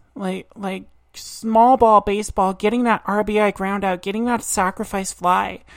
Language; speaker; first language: English; native; English